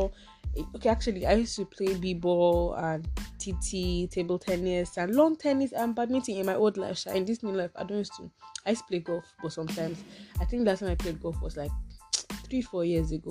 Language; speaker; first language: English; non-native, local second language; Yoruba